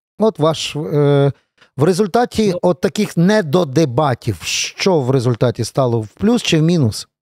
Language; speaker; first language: Ukrainian; native; Ukrainian